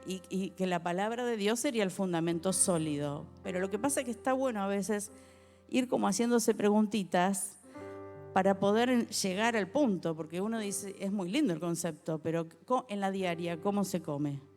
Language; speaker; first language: Spanish; native; Spanish